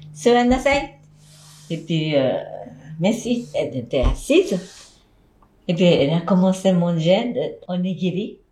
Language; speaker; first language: French; non-native, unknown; Japanese